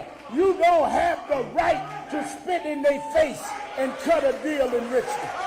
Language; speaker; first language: English; native; English